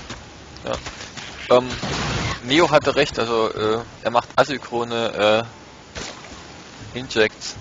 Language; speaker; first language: German; native; German